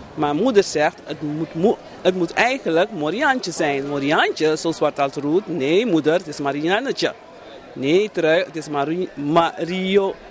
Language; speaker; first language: Dutch; native; Dutch